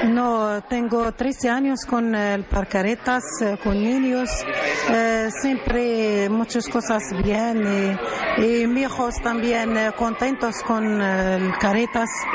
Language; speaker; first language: Spanish; non-native, learner; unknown